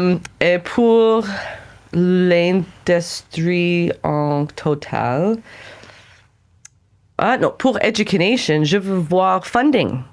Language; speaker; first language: French; non-native, local second language; English